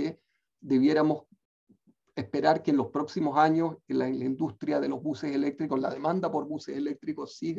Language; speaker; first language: Spanish; native; Spanish